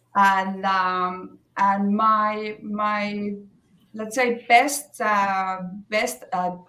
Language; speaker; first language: English; non-native, fluent; Estonian